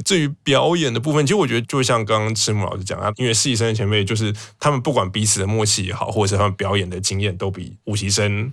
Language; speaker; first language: Chinese; native; Chinese